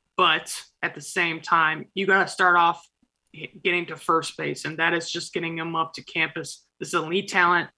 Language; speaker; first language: English; native; English